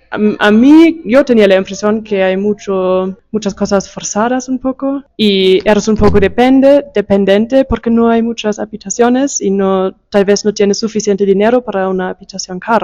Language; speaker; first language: Spanish; non-native, fluent; German